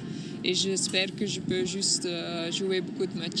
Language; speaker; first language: French; non-native, local second language; Dutch